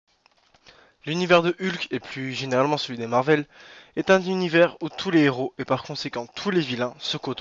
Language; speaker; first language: French; native; French